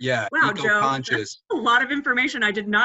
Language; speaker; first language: English; native; English